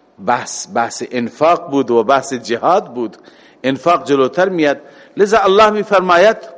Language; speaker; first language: Persian; native; Persian